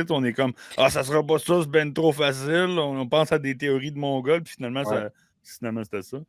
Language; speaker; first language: French; native; French